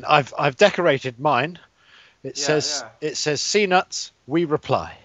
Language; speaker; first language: English; native; English